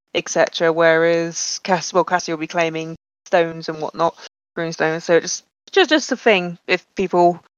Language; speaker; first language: English; native; English